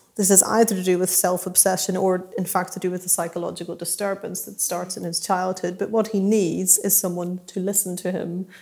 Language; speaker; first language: English; native; English